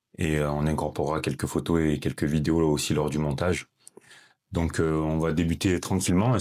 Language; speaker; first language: French; native; French